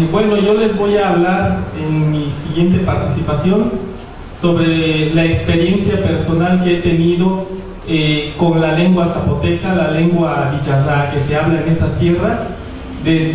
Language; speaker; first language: Spanish; non-native, local second language; Zapotec